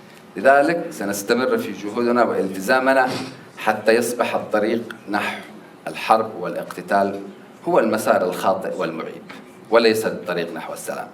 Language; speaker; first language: Arabic; native; Arabic